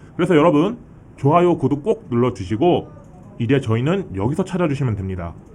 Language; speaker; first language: Korean; early bilingual, heritage; Korean